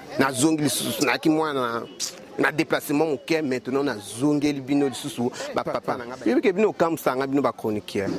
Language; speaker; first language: Lingala; native; Lingala